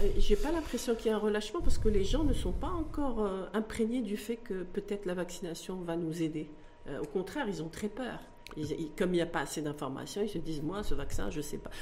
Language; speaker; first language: French; non-native, local second language; Arabic